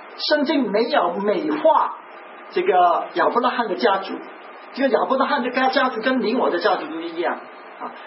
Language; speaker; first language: Chinese; native; Chinese